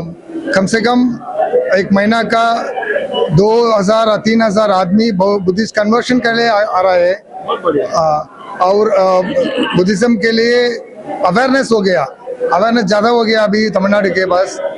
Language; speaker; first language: Hindi; non-native, local second language; Tamil